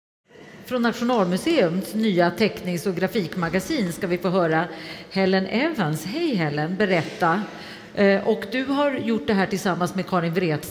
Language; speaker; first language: Swedish; native; Swedish